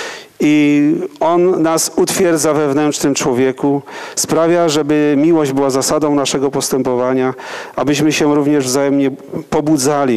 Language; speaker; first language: Polish; native; Polish